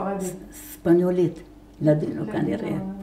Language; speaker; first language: Hebrew; non-native, fluent; Arabic